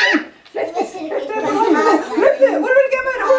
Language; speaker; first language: Icelandic; non-native, fluent; Danish